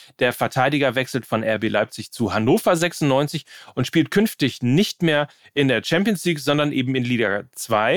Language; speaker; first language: German; native; German